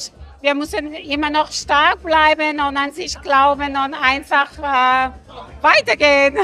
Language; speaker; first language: German; non-native, learner; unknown